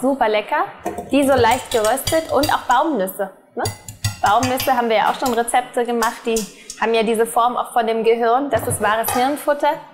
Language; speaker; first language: German; native; German